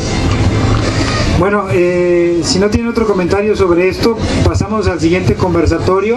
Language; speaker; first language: Spanish; native; Spanish